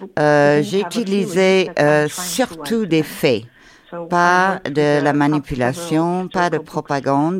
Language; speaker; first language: French; non-native, fluent; Ukrainian